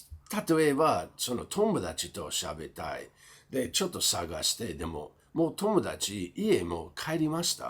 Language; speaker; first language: Japanese; non-native, fluent; English